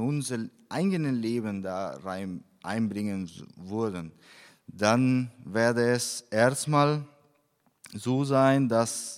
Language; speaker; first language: German; non-native, fluent; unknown